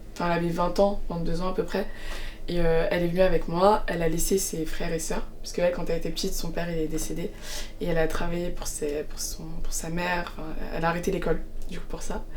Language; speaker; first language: French; early bilingual, heritage; French